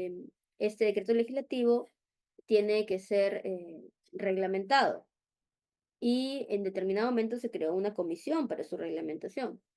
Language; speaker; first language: Spanish; native; Spanish